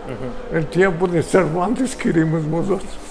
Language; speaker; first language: Spanish; early bilingual, heritage; Ladino